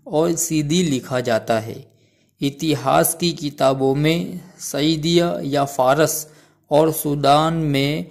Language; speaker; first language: Urdu; non-native, local second language; Gujarati